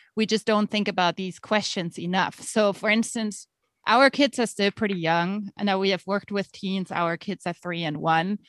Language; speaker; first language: English; non-native, fluent; German